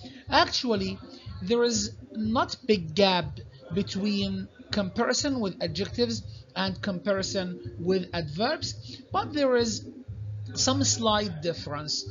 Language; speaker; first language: English; non-native, fluent; Arabic